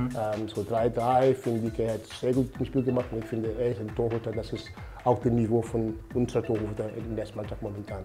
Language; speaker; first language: German; non-native, fluent; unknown